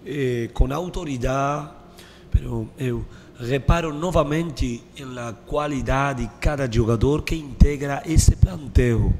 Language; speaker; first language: Portuguese; non-native, learner; Spanish